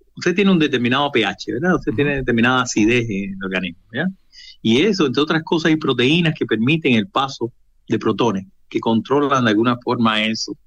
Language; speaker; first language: Spanish; native; Spanish